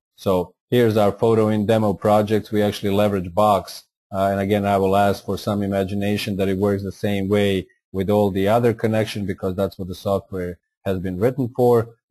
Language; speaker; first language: English; non-native, fluent; Croatian